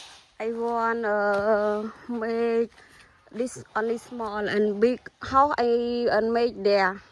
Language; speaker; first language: English; non-native, learner; Khmer